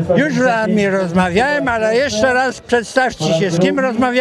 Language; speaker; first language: Polish; native; Polish